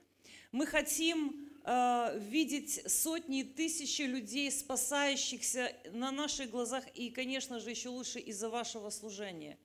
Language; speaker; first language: Russian; native; Russian